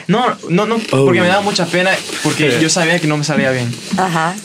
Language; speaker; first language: English; native; English